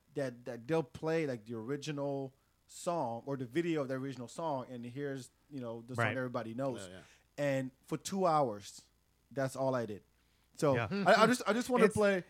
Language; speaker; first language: English; non-native, fluent; French